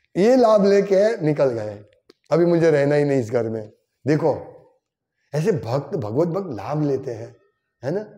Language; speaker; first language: Hindi; non-native, local second language; Gujarati